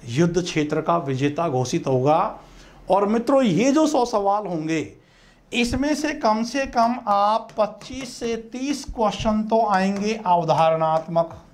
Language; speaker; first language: Hindi; native; Hindi